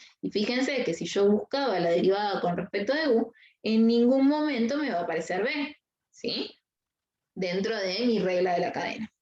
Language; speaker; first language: Spanish; native; Spanish